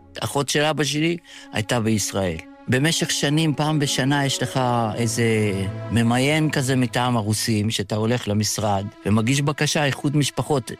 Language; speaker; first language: Hebrew; early bilingual, other home language; Yiddish